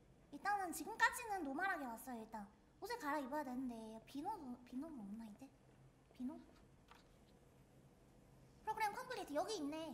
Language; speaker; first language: Korean; native; Korean